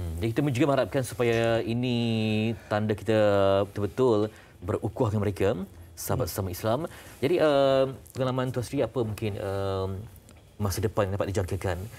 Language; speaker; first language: Malay; native; Malay